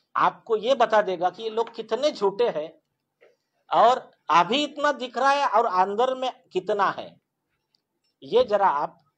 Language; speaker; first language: Hindi; non-native, local second language; Marathi